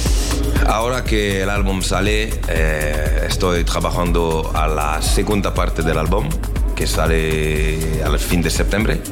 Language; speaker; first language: Spanish; non-native, learner; French